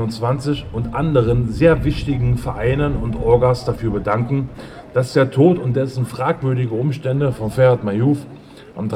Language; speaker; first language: German; native; German